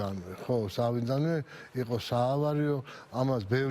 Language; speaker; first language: Georgian; native; Georgian